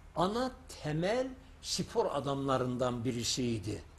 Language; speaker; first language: Turkish; native; Turkish